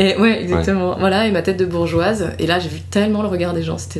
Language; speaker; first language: French; native; French